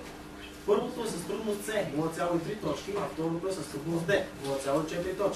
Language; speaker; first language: Bulgarian; native; Bulgarian